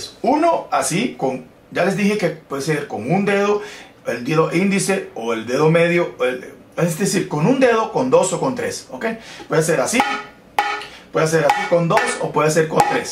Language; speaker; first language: Spanish; native; Spanish